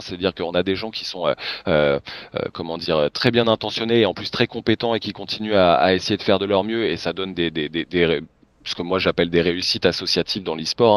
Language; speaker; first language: French; native; French